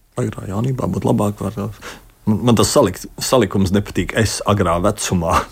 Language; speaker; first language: Latvian; native; Latvian